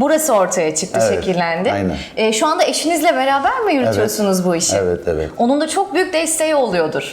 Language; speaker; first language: Turkish; native; Turkish